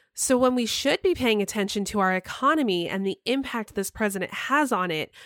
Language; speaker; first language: English; native; English